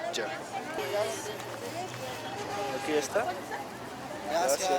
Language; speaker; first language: Spanish; non-native, learner; English